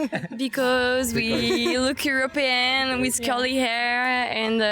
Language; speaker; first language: English; non-native, learner; French